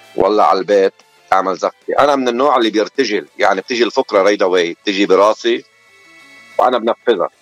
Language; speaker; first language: Arabic; native; Arabic